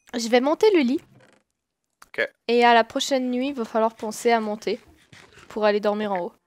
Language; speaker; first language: French; native; French